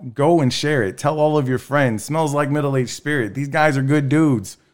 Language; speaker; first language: English; native; English